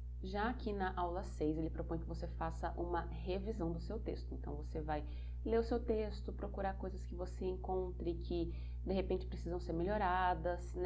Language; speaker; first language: Portuguese; native; Portuguese